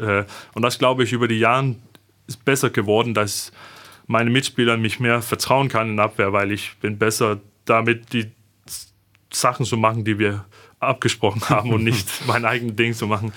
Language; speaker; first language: German; non-native, fluent; Danish